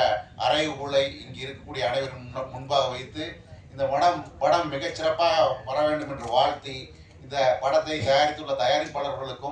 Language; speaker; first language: Tamil; native; Tamil